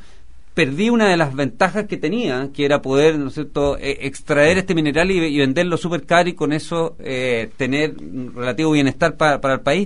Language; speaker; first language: Spanish; native; Spanish